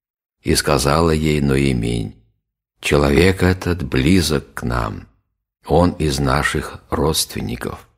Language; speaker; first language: Russian; native; Russian